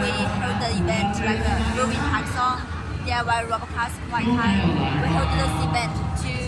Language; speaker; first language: English; non-native, fluent; Chinese